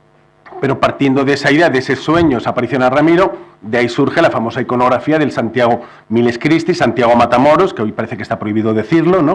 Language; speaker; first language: Spanish; native; Spanish